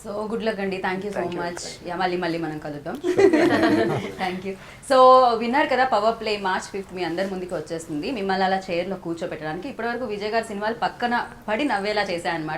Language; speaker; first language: Telugu; native; Telugu